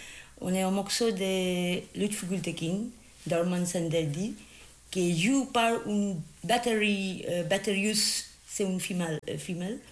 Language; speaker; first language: French; non-native, learner; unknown